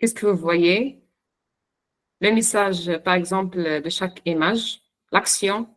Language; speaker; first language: French; non-native, local second language; Arabic